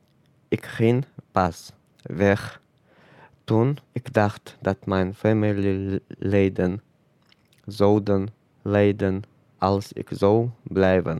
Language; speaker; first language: Dutch; non-native, learner; Chechen